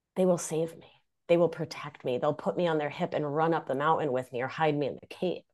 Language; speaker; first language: English; early bilingual, other home language; Spanish